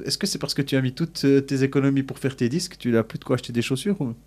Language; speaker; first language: French; native; French